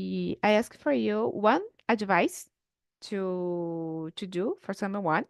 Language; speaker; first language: English; non-native, learner; Portuguese